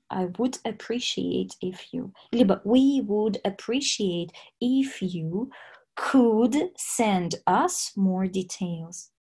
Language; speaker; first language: English; non-native, fluent; Russian